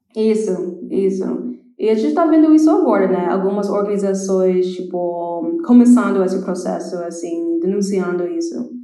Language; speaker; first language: Portuguese; non-native, fluent; English